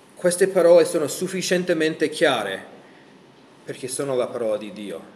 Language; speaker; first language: Italian; non-native, fluent; English